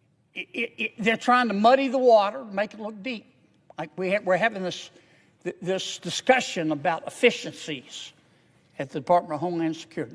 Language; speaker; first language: English; native; English